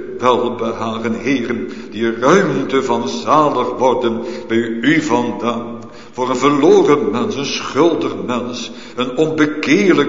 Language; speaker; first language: Dutch; native; Dutch